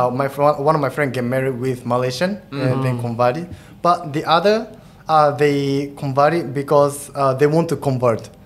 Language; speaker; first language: English; non-native, fluent; Japanese